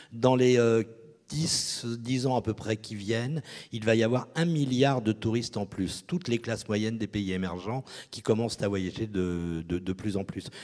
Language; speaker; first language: French; native; French